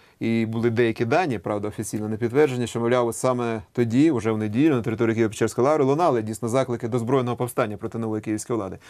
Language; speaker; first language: Ukrainian; native; Ukrainian